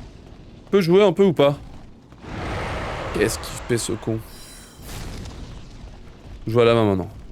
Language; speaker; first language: French; native; French